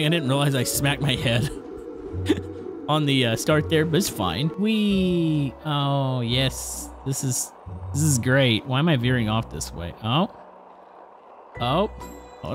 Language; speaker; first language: English; native; English